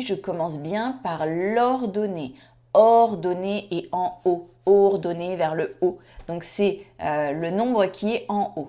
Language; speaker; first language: French; native; French